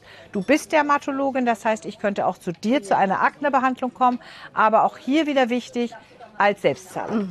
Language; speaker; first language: German; native; German